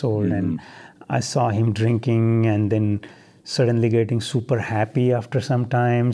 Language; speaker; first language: English; non-native, local second language; Marathi